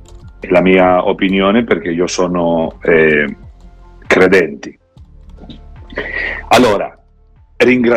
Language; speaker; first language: Italian; non-native, fluent; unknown